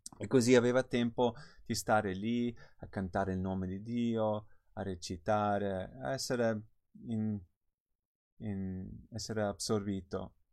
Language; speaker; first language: Italian; non-native, fluent; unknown